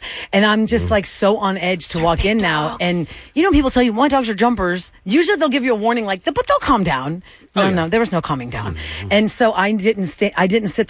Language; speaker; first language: English; native; English